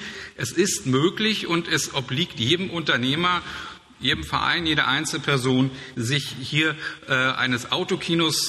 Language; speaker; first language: German; native; German